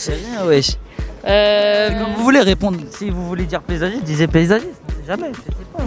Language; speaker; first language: French; native; French